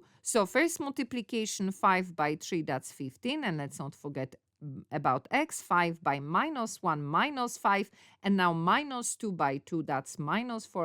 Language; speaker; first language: English; non-native, fluent; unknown